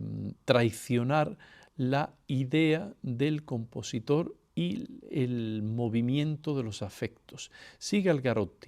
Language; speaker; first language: Spanish; native; Spanish